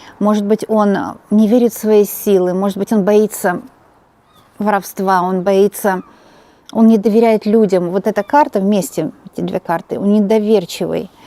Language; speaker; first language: Russian; native; Russian